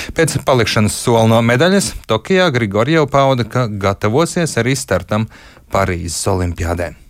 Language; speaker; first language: Latvian; native; Latvian